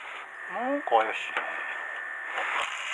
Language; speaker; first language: Japanese; native; Japanese